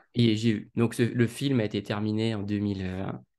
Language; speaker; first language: French; native; French